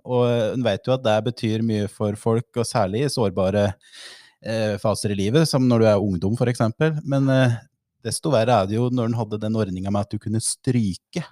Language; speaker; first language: Norwegian; native; Norwegian